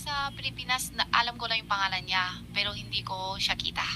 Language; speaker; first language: Filipino; non-native, learner; Chinese